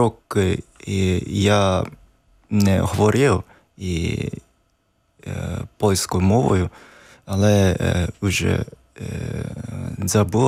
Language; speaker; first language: Ukrainian; non-native, learner; Japanese